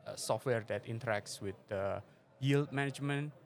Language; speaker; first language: English; non-native, fluent; Indonesian